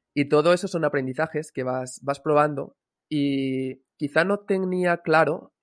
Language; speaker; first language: Spanish; native; Spanish